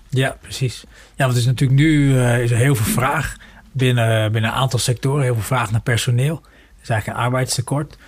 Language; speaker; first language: Dutch; native; Dutch